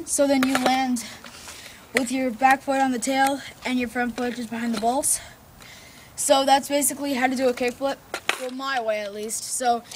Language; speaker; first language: English; native; English